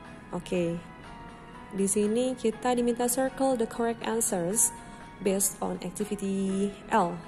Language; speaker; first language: English; non-native, fluent; Indonesian